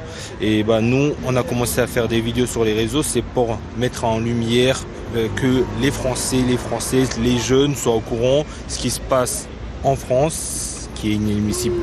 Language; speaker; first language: French; non-native, fluent; Tibetan